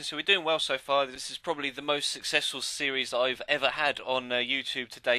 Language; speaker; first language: English; native; English